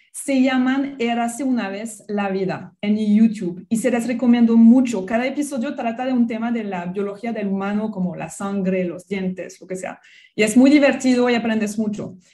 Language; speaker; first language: Spanish; non-native, fluent; French